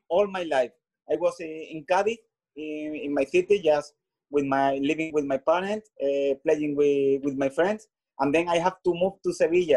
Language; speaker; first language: English; non-native, learner; Spanish